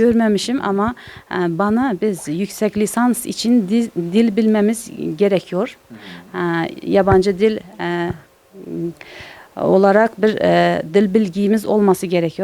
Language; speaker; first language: Turkish; non-native, learner; Uzbek